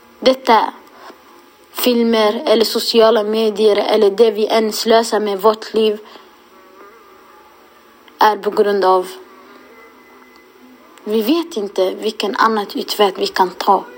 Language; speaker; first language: Swedish; non-native, local second language; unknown